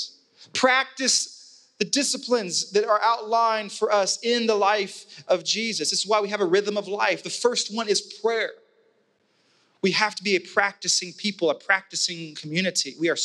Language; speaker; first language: English; native; English